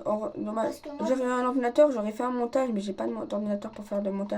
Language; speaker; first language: French; native; French